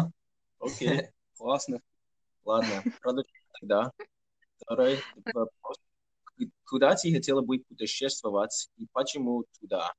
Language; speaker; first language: Russian; non-native, fluent; English